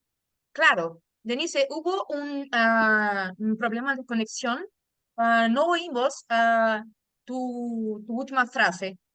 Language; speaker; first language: Spanish; non-native, fluent; Portuguese